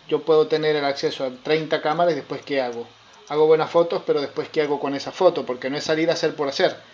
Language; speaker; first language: Spanish; native; Spanish